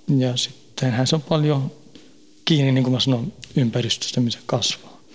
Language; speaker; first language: Finnish; early bilingual, heritage; Finnish